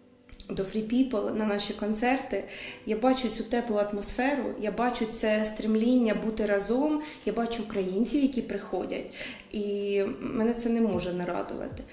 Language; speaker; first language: Ukrainian; native; Ukrainian